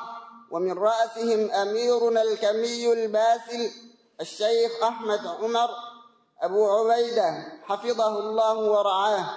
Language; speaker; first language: Arabic; non-native, local second language; Somali